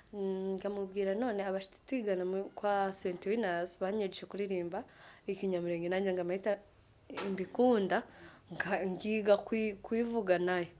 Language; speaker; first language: Kinyarwanda; non-native, fluent; Kikuyu